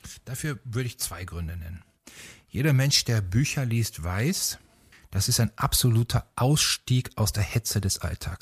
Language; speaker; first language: German; native; German